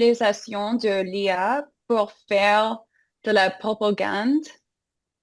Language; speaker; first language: French; non-native, fluent; English